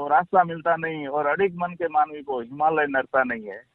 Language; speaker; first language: Hindi; non-native, local second language; Gujarati